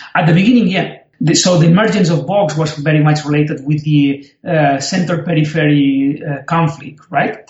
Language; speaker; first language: English; non-native, fluent; Spanish